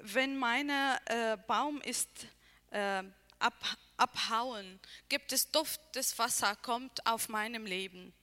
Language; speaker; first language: German; non-native, learner; Arabic